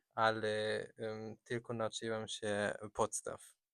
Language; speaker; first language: Polish; non-native, fluent; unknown